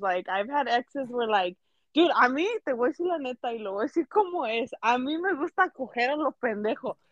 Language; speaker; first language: Spanish; early bilingual, heritage; Spanish